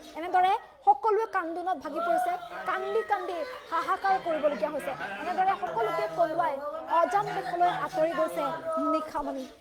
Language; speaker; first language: Assamese; native; Assamese